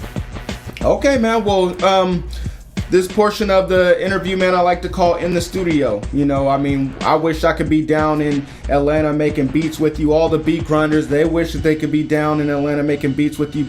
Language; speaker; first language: English; native; English